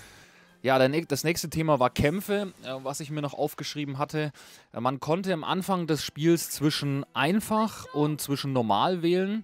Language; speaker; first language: German; native; German